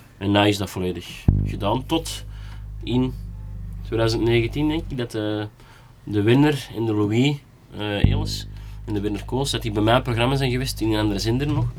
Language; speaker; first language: Dutch; native; Dutch